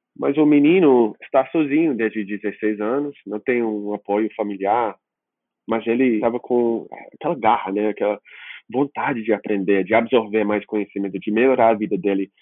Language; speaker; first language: Portuguese; non-native, fluent; English